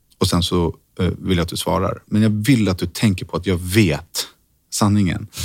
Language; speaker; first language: Swedish; native; Swedish